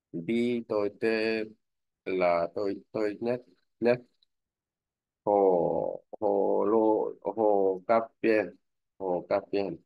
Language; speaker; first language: Vietnamese; non-native, learner; Korean